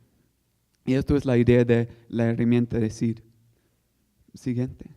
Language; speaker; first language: Spanish; non-native, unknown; English